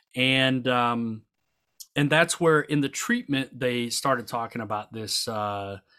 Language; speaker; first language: English; native; English